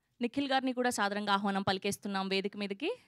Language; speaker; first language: Telugu; native; Telugu